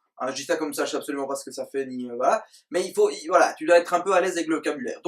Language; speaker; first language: French; native; French